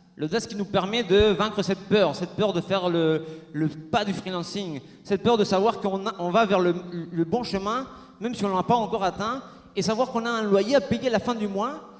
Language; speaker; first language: French; non-native, fluent; Spanish